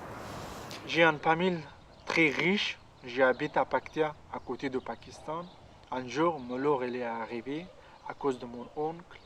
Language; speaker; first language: French; non-native, learner; Pashto